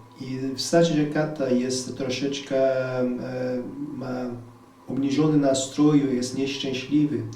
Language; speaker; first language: Polish; non-native, fluent; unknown